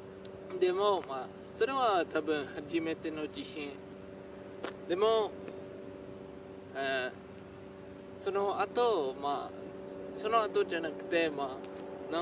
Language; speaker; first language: Japanese; non-native, learner; French